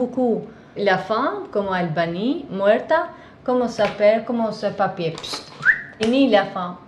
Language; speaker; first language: French; non-native, learner; Albanian